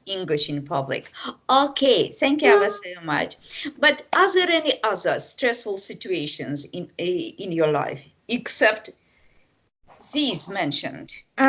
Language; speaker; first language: English; non-native, fluent; Russian